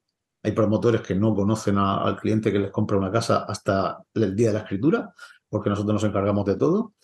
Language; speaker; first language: Spanish; native; Spanish